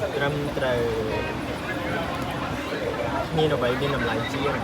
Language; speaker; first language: Vietnamese; non-native, learner; Khmer